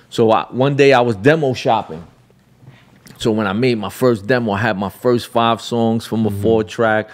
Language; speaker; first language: English; native; English